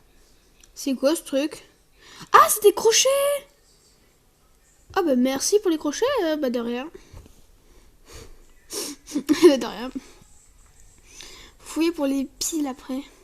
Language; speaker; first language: French; native; French